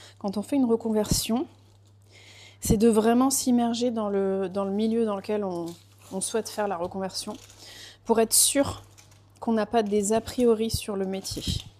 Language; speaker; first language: French; early bilingual, other home language; Portuguese